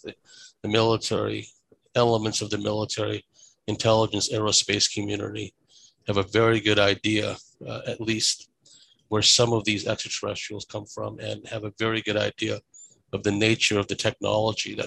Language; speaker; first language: English; native; English